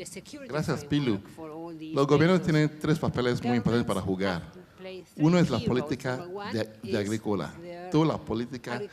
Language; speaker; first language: Spanish; non-native, fluent; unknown